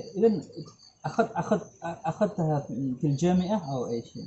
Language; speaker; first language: Arabic; non-native, fluent; Indonesian